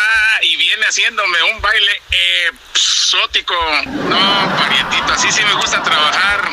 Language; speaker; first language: Spanish; native; Spanish